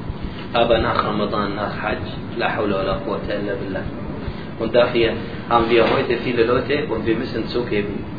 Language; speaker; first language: German; non-native, learner; Arabic